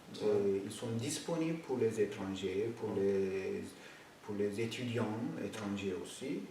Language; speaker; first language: French; non-native, fluent; Turkish